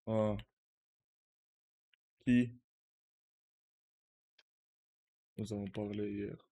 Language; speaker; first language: French; non-native, learner; Russian